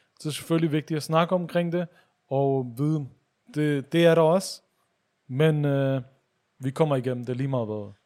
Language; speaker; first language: Danish; early bilingual, other home language; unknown